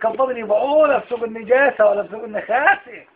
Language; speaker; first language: Arabic; native; Arabic